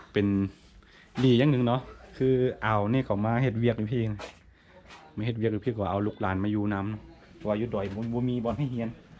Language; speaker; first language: Thai; non-native, local second language; Akha